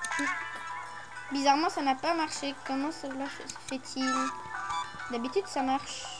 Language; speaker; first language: French; native; French